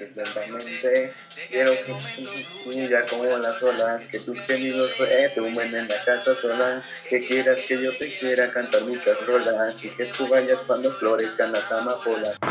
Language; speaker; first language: Spanish; native; Spanish